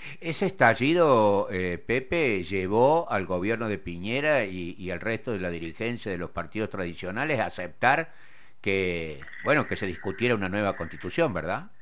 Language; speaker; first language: Spanish; native; Spanish